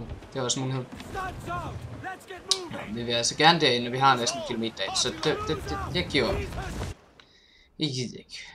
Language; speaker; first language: Danish; native; Danish